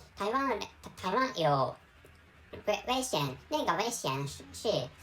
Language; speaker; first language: Chinese; non-native, learner; Japanese